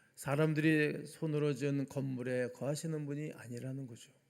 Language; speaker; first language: Korean; native; Korean